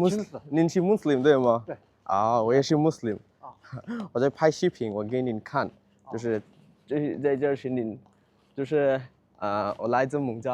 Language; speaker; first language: Chinese; non-native, fluent; Bangla